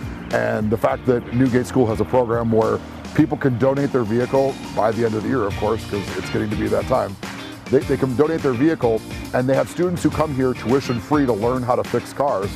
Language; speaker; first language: English; native; English